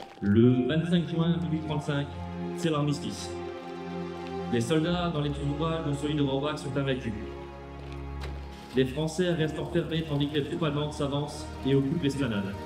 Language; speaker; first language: French; native; French